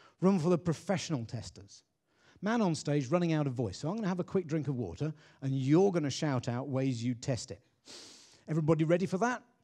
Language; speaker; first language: English; native; English